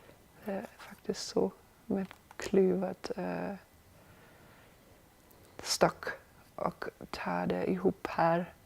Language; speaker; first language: Swedish; non-native, fluent; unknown